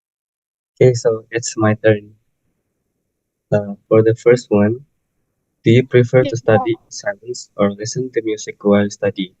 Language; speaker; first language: English; non-native, fluent; Indonesian